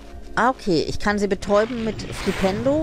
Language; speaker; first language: German; native; German